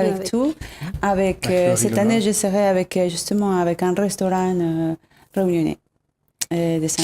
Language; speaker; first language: French; non-native, fluent; Spanish